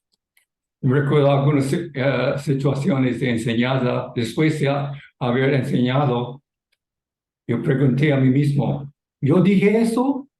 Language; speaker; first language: Spanish; non-native, fluent; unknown